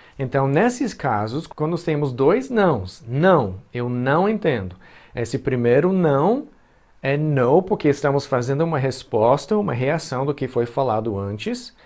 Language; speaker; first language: Portuguese; non-native, fluent; English